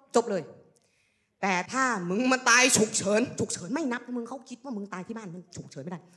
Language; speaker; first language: Thai; native; Thai